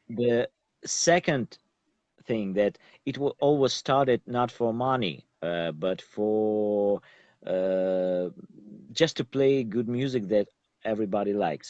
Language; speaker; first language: English; non-native, learner; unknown